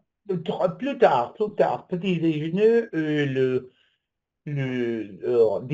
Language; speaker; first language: French; non-native, learner; English